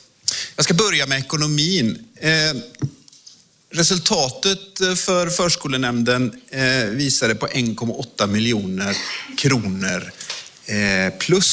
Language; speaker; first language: Swedish; native; Swedish